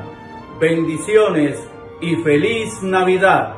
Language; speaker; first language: Spanish; native; Spanish